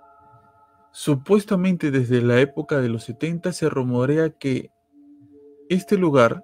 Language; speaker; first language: Spanish; native; Spanish